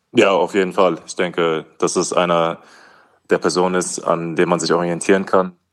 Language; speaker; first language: German; native; German